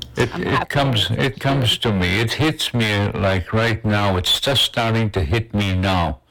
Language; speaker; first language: English; non-native, local second language; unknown